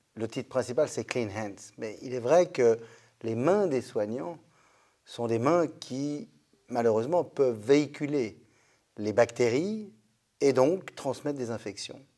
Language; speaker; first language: French; native; French